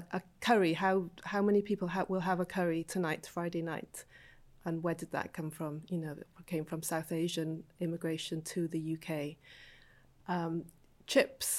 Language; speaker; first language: English; native; English